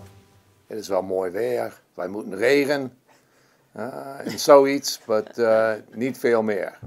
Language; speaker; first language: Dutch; early bilingual, heritage; Dutch